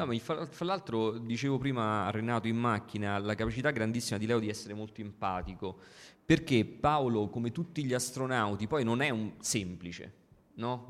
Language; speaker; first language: Italian; native; Italian